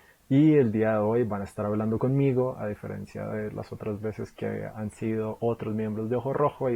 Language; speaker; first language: Spanish; native; Spanish